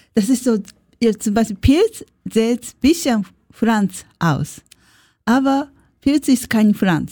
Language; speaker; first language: German; non-native, learner; Japanese